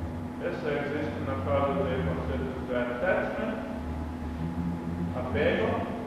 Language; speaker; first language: Portuguese; non-native, learner; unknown